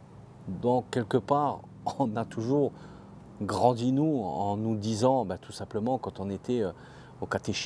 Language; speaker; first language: French; native; French